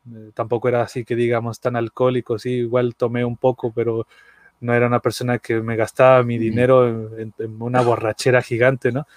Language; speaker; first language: Spanish; native; Spanish